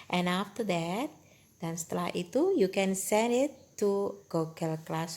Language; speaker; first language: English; non-native, local second language; Indonesian